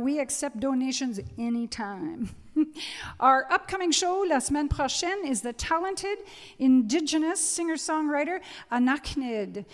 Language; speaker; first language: English; native; English